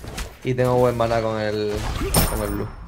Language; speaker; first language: Spanish; native; Spanish